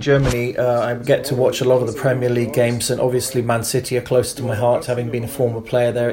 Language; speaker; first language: English; non-native, fluent; German